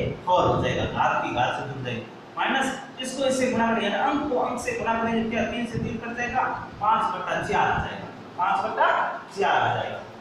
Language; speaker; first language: Hindi; native; Hindi